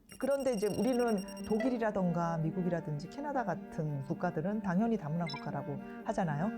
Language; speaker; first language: Korean; native; Korean